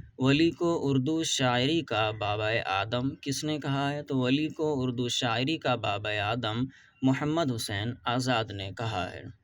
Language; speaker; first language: Urdu; native; Urdu